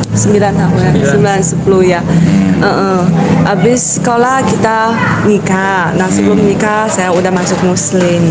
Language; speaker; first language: Indonesian; non-native, learner; Chinese